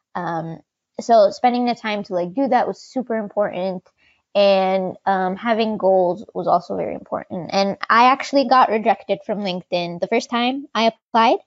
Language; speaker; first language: English; non-native, fluent; Arabic